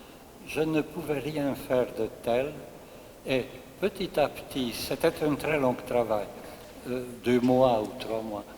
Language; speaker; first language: French; non-native, fluent; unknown